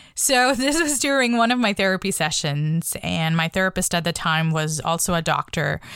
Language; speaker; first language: English; non-native, local second language; Bangla